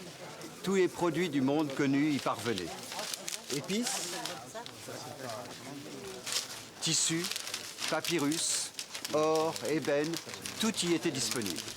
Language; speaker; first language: French; native; French